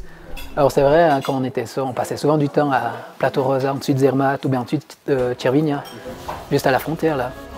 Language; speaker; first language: French; native; French